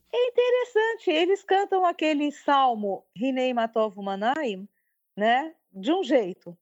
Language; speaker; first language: Portuguese; early bilingual, other home language; French